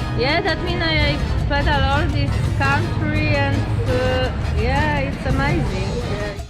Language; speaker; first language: English; non-native, fluent; Polish